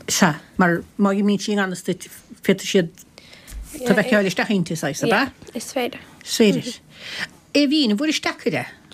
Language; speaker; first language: Irish; native; Irish